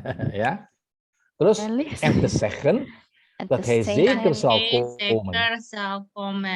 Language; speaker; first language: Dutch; non-native, fluent; Indonesian